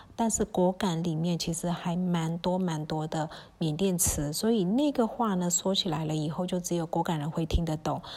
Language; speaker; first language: Chinese; early bilingual, heritage; Chinese